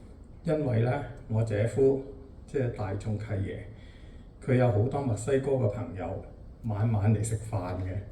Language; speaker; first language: Cantonese; native; Cantonese